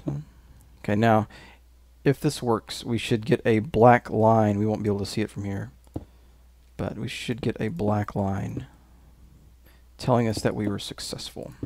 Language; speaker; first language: English; native; English